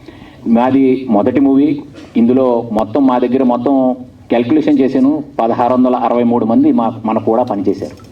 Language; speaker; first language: Telugu; native; Telugu